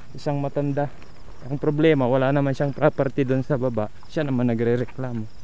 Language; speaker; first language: Filipino; non-native, local second language; Iloko